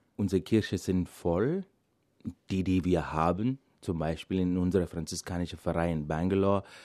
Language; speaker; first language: German; non-native, fluent; Malayalam